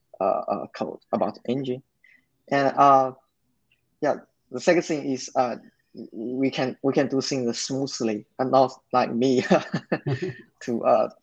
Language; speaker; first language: English; non-native, learner; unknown